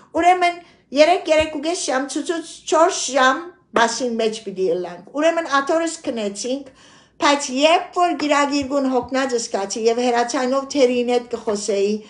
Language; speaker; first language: Armenian; early bilingual, heritage; Armenian